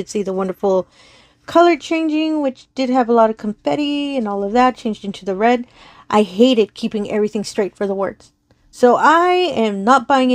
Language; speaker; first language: English; native; English